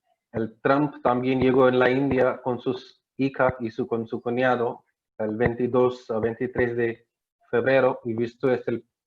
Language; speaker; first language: Spanish; non-native, learner; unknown